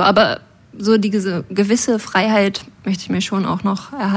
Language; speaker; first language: German; native; German